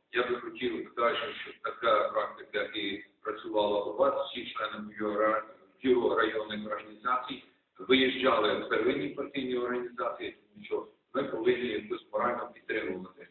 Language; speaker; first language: Ukrainian; native; Ukrainian